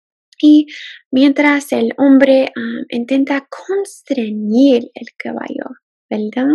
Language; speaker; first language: Spanish; non-native, fluent; English